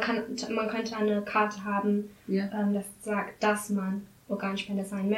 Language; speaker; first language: German; non-native, learner; English